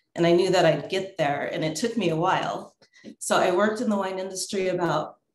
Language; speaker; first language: English; native; English